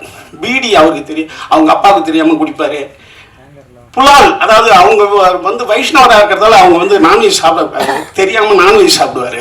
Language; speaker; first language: Tamil; native; Tamil